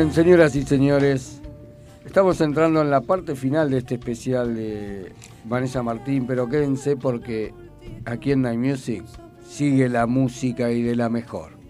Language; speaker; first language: Spanish; native; Spanish